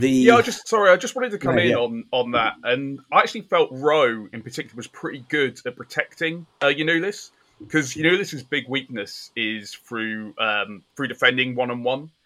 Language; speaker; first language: English; native; English